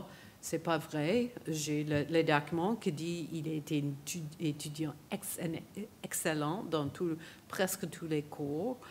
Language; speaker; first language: French; non-native, fluent; English